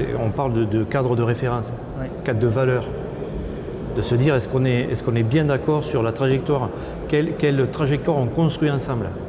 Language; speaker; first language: French; native; French